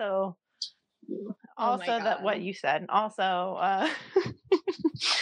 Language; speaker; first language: English; native; English